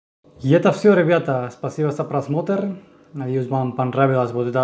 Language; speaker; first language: Russian; non-native, fluent; Spanish